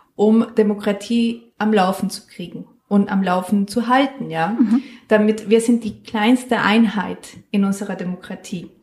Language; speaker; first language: German; non-native, fluent; Spanish